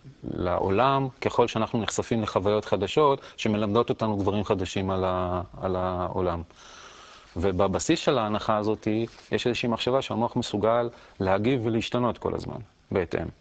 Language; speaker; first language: Hebrew; native; Hebrew